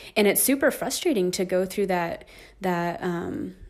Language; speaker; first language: English; native; English